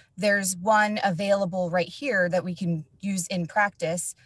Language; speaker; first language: English; native; English